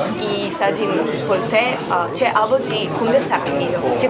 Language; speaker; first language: Korean; non-native, learner; Ukrainian